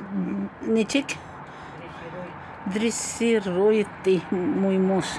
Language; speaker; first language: Russian; non-native, local second language; Tatar